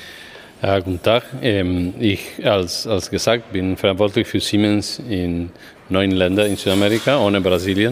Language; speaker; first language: German; non-native, fluent; Spanish